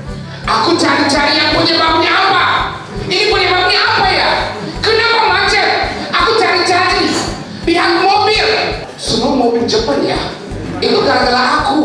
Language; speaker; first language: Indonesian; non-native, fluent; Japanese